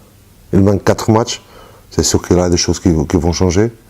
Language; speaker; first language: French; non-native, fluent; Portuguese